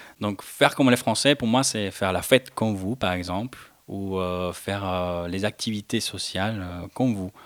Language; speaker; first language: French; non-native, fluent; Spanish